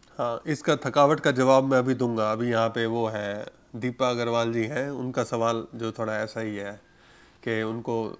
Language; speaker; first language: Hindi; native; Hindi